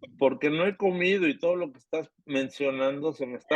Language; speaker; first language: Spanish; native; Spanish